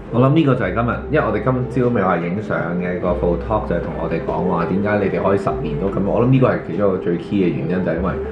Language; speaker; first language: Chinese; native; Chinese